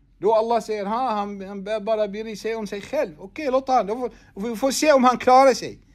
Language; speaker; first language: Swedish; non-native, fluent; Arabic